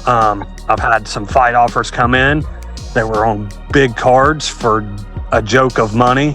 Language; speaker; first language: English; native; English